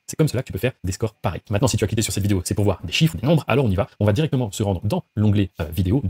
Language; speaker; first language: French; native; French